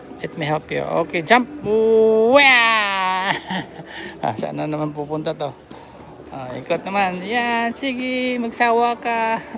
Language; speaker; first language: Filipino; native; Filipino